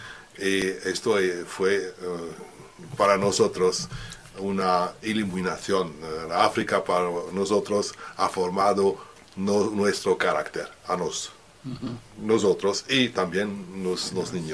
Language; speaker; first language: Spanish; non-native, learner; French